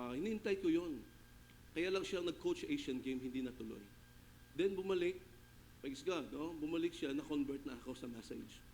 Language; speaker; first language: Filipino; non-native, local second language; Hiligaynon